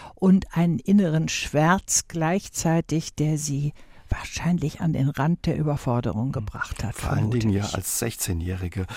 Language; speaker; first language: German; native; German